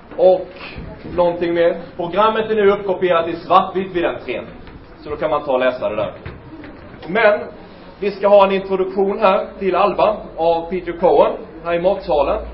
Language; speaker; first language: Swedish; native; Swedish